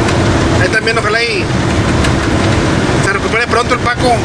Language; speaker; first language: Spanish; native; Spanish